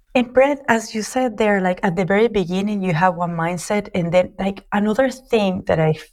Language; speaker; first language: English; non-native, fluent; Spanish